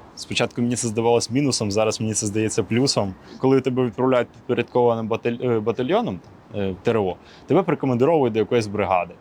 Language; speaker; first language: Ukrainian; non-native, local second language; Russian